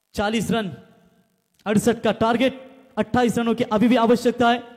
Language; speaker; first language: Hindi; non-native, local second language; Marathi